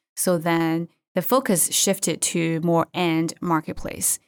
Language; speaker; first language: English; non-native, fluent; Chinese